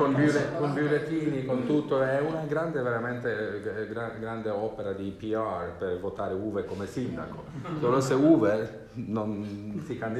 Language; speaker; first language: Italian; non-native, learner; Swedish